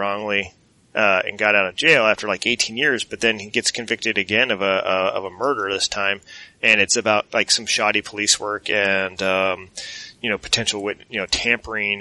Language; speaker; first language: English; native; English